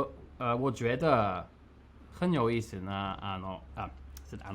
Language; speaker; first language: Chinese; non-native, learner; English